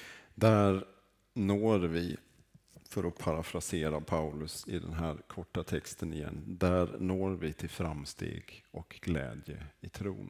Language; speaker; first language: Swedish; native; Swedish